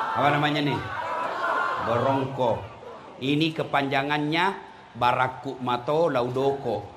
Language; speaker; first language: Indonesian; non-native, local second language; Buginese